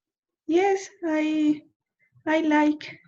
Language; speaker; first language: English; non-native, learner; Spanish